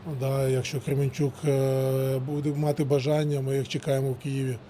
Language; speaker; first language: Ukrainian; non-native, local second language; Russian